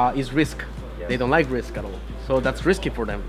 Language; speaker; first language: English; non-native, fluent; Spanish